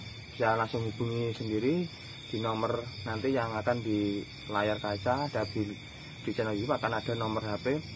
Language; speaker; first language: Indonesian; native; Indonesian